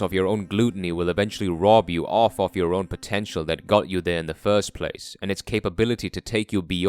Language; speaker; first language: English; non-native, fluent; Korean